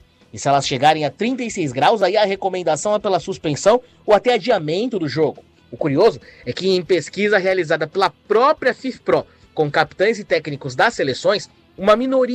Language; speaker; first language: Portuguese; native; Portuguese